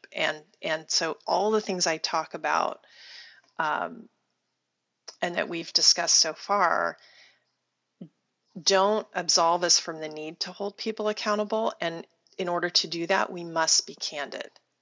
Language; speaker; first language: English; native; English